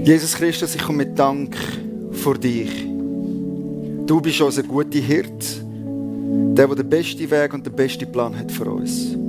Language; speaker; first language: German; native; German